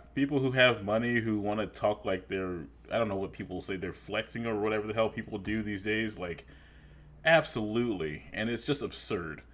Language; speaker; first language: English; native; English